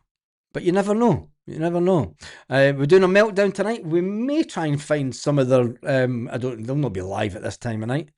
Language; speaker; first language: English; native; English